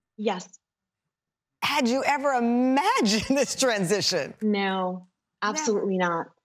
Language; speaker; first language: English; native; English